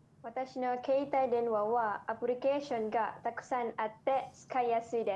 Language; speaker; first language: Japanese; non-native, learner; Malay